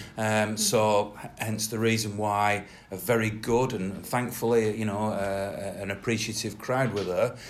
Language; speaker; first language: English; native; English